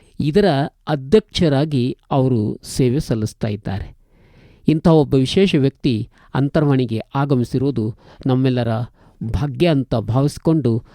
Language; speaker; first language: Kannada; native; Kannada